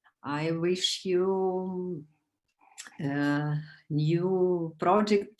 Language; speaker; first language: English; non-native, learner; Romanian